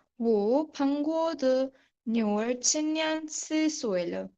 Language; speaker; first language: Chinese; non-native, learner; Urdu